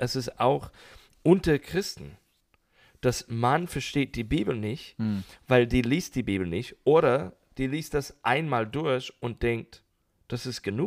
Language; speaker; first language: German; non-native, learner; English